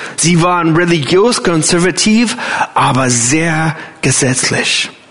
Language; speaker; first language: German; non-native, fluent; English